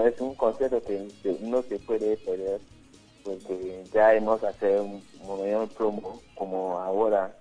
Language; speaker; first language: Spanish; non-native, learner; Yoruba